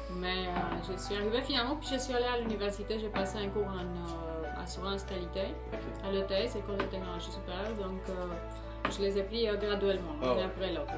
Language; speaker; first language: French; non-native, fluent; Romanian